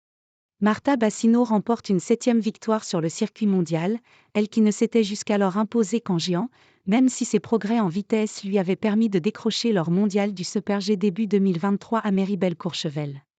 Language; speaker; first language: French; native; French